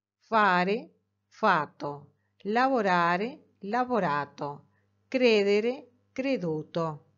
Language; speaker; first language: Italian; non-native, fluent; Spanish